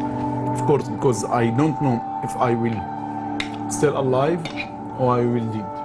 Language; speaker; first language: English; non-native, learner; Arabic